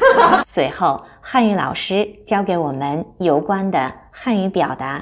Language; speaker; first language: Chinese; non-native, fluent; Korean